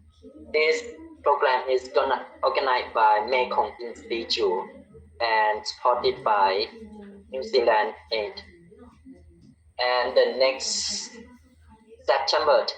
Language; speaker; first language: English; non-native, learner; Khmer